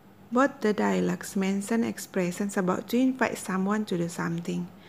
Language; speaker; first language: English; non-native, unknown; Indonesian